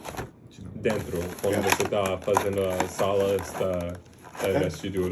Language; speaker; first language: Portuguese; non-native, fluent; English